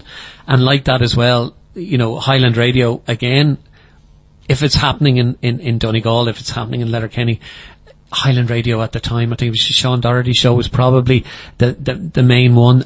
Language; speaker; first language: English; native; English